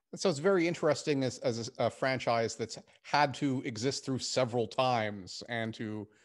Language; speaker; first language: English; native; English